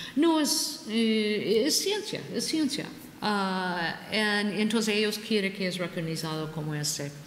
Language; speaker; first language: Spanish; non-native, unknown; English